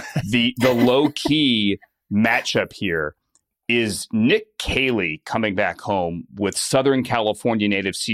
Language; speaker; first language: English; native; English